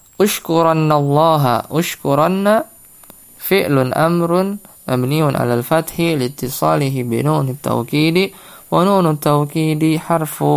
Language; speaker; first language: Arabic; non-native, fluent; Indonesian